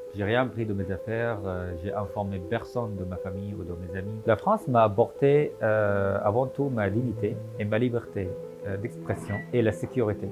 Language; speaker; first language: French; non-native, fluent; Arabic